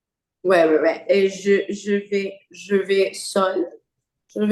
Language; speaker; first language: French; non-native, learner; English